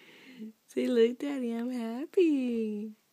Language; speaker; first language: English; early bilingual, other home language; Spanish